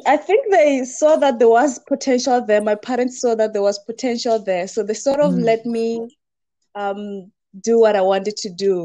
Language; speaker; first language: English; non-native, local second language; Venda